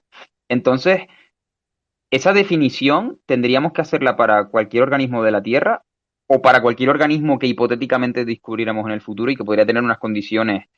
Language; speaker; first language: Spanish; native; Spanish